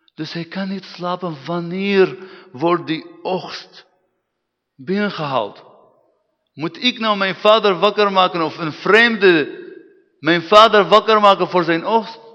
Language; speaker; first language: Dutch; non-native, fluent; Arabic